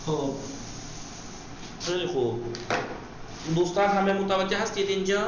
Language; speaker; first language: Persian; non-native, fluent; Urdu